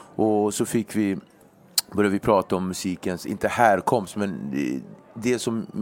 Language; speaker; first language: Swedish; native; Swedish